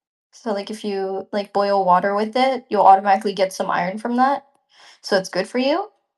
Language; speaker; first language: English; native; English